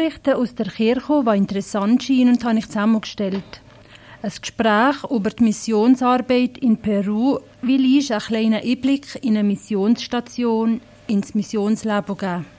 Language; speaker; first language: German; native; German